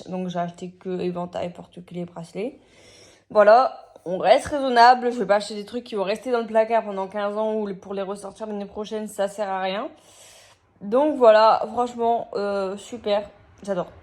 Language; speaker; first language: French; native; French